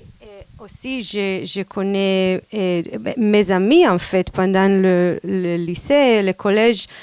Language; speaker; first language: French; non-native, fluent; Hebrew